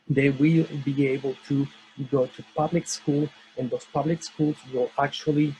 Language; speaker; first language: English; non-native, fluent; Spanish